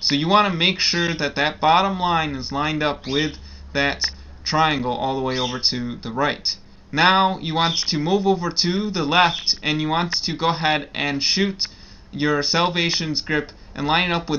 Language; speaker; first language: English; native; English